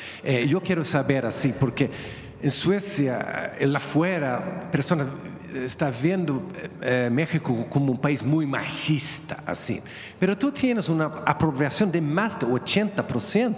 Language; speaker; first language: Spanish; non-native, learner; Swedish